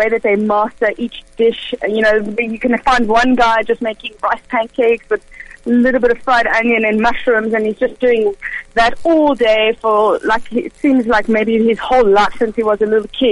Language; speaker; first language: English; early bilingual, other home language; Hebrew